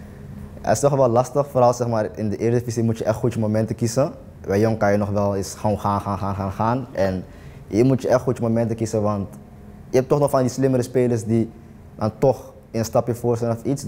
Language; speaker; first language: Dutch; native; Dutch